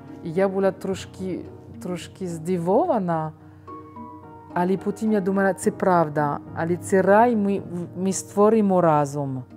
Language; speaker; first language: Ukrainian; non-native, fluent; French